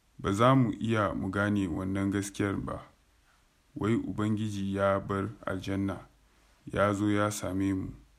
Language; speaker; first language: Hausa; non-native, local second language; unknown